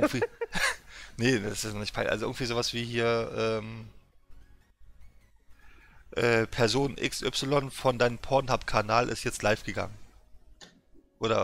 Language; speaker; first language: German; native; German